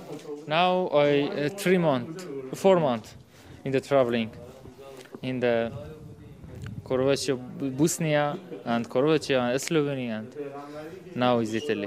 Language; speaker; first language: English; non-native, learner; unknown